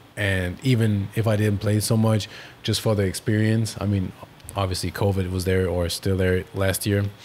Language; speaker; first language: English; non-native, fluent; German